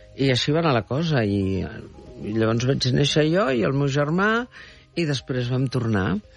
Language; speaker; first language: Catalan; early bilingual, heritage; Catalan